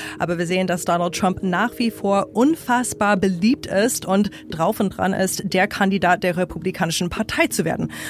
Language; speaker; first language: German; non-native, fluent; English